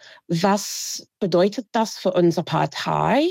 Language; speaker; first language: German; non-native, fluent; English